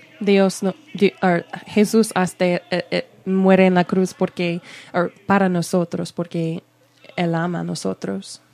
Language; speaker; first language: Spanish; non-native, learner; English